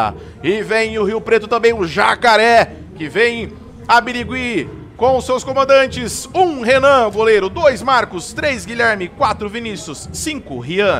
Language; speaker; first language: Portuguese; native; Portuguese